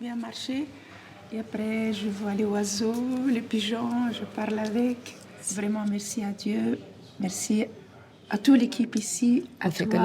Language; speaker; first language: French; non-native, local second language; Arabic